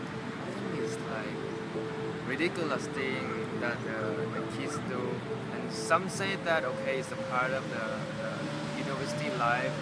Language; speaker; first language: English; non-native, learner; Thai